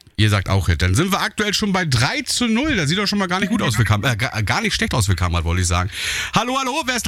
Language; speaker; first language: German; native; German